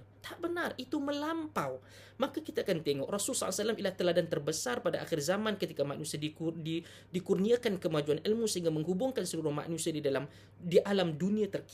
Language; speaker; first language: Malay; native; Malay